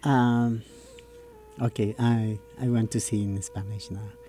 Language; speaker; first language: English; non-native, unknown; Spanish